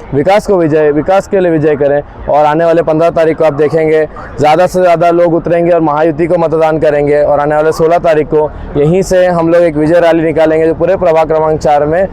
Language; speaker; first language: Hindi; native; Hindi